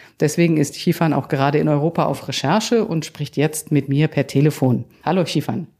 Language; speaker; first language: German; native; German